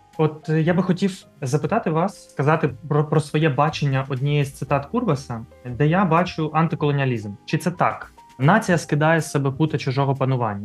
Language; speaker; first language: Ukrainian; native; Ukrainian